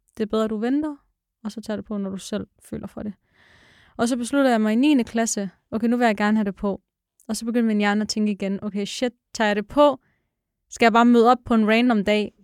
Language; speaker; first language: Danish; early bilingual, other home language; Arabic